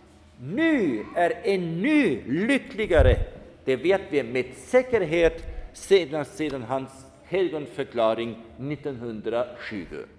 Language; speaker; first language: Swedish; non-native, fluent; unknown